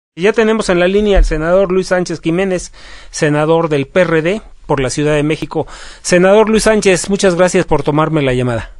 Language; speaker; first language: Spanish; native; Spanish